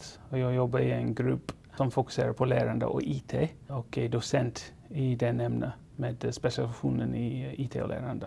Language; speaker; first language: Swedish; non-native, fluent; English